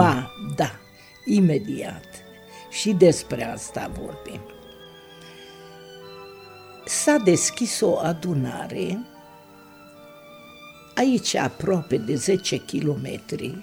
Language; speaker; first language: Romanian; non-native, local second language; Hungarian